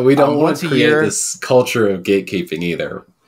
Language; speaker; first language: English; native; English